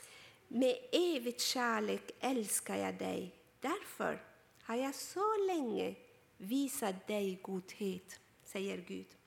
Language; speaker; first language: Swedish; non-native, fluent; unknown